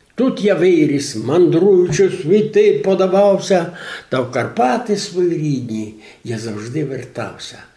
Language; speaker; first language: Ukrainian; native; Ukrainian